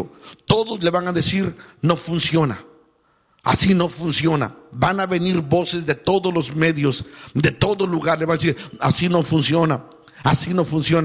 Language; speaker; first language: Spanish; native; Spanish